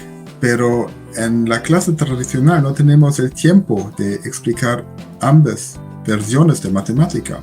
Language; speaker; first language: Spanish; non-native, learner; German